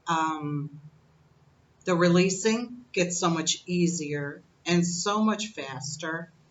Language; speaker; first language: English; native; English